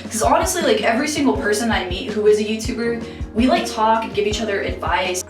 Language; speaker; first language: English; native; English